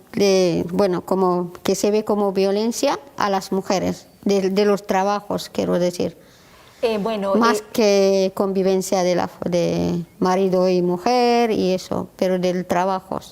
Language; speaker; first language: Spanish; non-native, learner; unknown